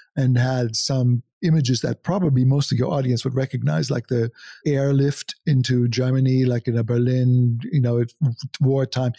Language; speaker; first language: English; non-native, fluent; German